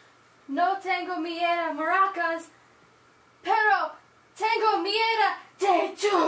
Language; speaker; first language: Spanish; non-native, learner; English